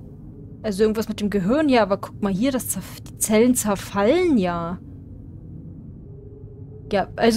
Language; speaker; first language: German; native; German